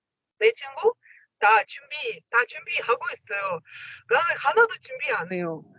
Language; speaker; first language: Korean; non-native, learner; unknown